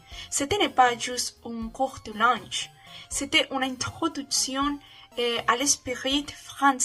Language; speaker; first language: French; non-native, learner; Spanish